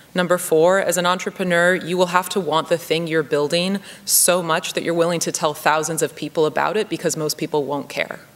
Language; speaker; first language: English; native; English